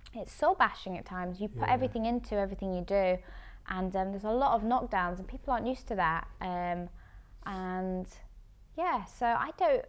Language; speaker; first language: English; native; English